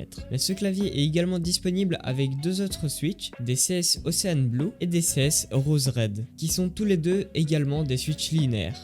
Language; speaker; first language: French; native; French